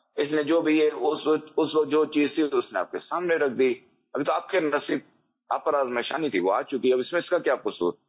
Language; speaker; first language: Urdu; non-native, local second language; Punjabi